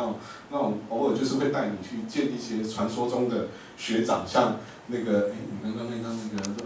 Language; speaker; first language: Chinese; native; Chinese